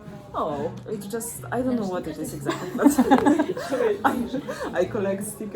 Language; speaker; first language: English; non-native, fluent; Polish